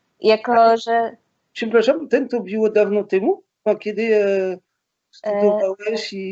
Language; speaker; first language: Polish; non-native, learner; French